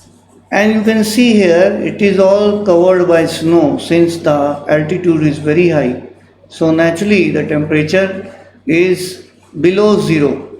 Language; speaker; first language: English; non-native, local second language; Hindi